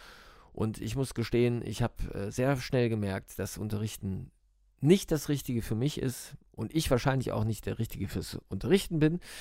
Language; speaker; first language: German; native; German